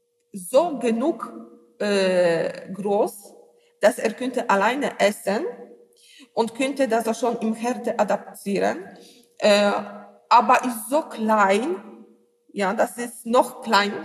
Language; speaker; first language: German; non-native, learner; Polish